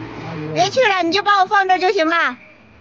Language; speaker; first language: Chinese; native; Chinese